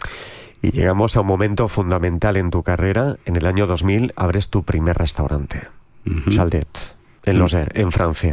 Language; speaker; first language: Spanish; non-native, local second language; Catalan